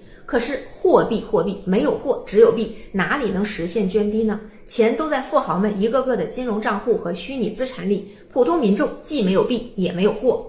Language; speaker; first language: Chinese; native; Chinese